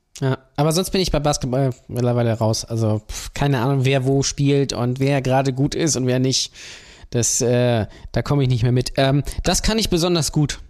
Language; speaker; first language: German; native; German